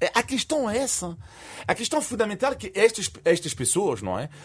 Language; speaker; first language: Portuguese; non-native, fluent; French